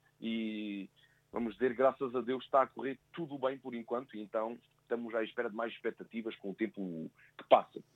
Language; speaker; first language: Portuguese; early bilingual, heritage; Portuguese